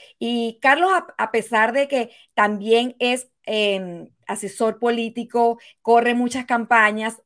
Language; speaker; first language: Spanish; native; Spanish